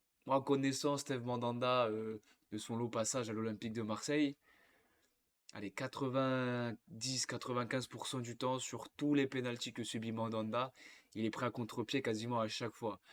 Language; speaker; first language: French; native; French